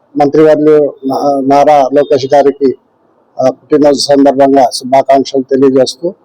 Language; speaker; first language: Telugu; native; Telugu